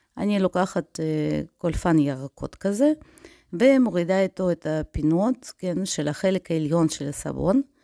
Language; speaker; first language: Hebrew; non-native, fluent; Russian